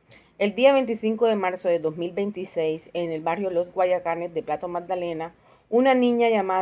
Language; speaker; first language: Spanish; native; Spanish